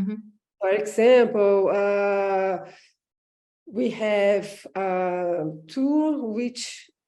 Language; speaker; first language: English; non-native, learner; Portuguese